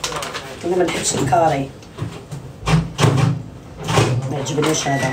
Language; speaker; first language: Arabic; native; Arabic